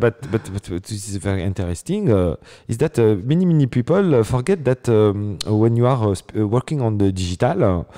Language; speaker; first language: English; non-native, learner; French